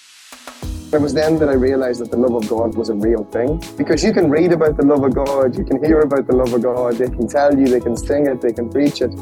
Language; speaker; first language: English; native; English